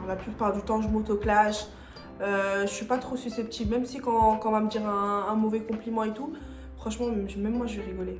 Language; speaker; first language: French; early bilingual, other home language; Arabic